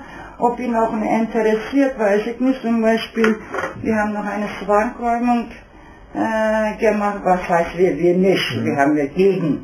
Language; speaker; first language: German; non-native, fluent; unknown